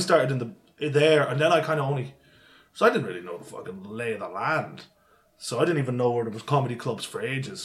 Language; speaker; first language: English; native; English